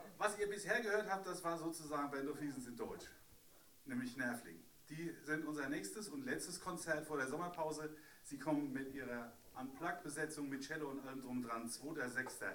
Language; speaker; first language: German; native; German